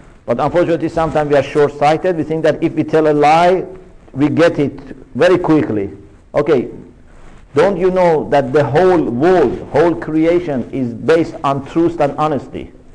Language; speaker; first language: English; non-native, fluent; Persian